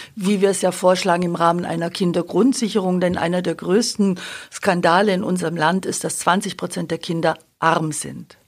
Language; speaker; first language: German; native; German